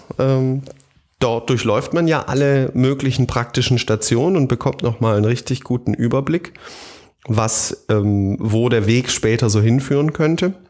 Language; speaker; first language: German; native; German